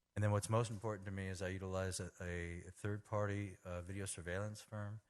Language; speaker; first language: English; native; English